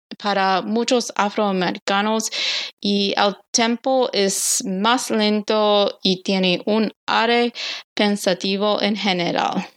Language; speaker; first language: Spanish; non-native, learner; English